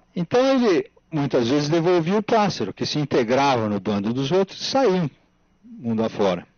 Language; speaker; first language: Portuguese; native; Portuguese